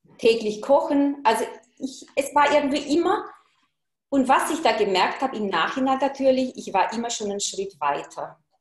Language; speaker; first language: German; early bilingual, heritage; German